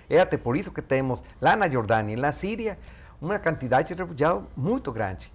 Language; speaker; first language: Portuguese; non-native, fluent; Spanish